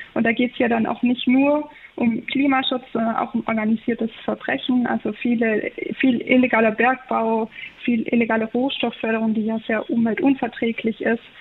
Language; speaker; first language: German; native; German